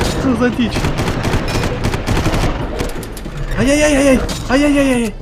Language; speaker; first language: Russian; native; Russian